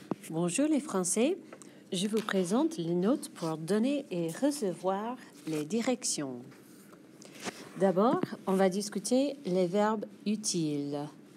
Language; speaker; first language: French; non-native, fluent; English